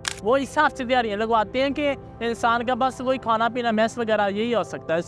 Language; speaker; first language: Urdu; non-native, local second language; Punjabi